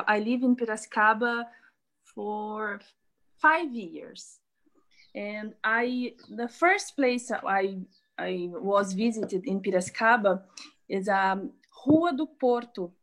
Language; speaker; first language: English; non-native, learner; Portuguese